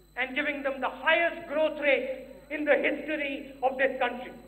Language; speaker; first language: English; non-native, local second language; Hindi